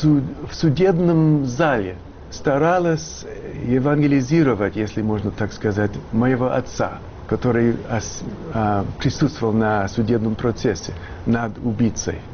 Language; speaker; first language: Russian; non-native, fluent; English